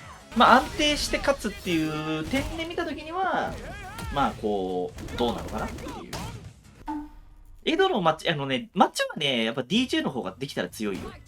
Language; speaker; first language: Japanese; native; Japanese